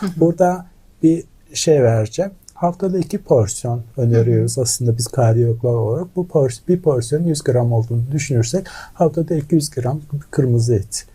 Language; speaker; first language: Turkish; non-native, fluent; Mongolian